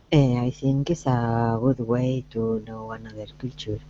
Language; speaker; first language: English; non-native, learner; Spanish